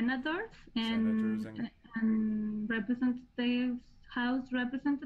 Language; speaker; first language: English; non-native, learner; Spanish